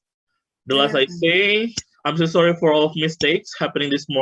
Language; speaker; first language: English; non-native, fluent; Indonesian